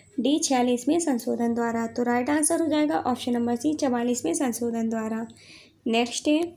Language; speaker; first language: Hindi; native; Hindi